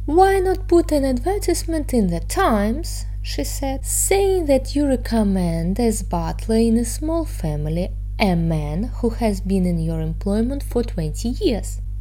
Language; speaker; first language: English; non-native, fluent; Russian